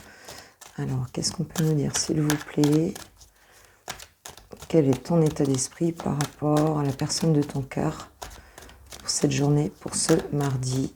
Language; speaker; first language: French; native; French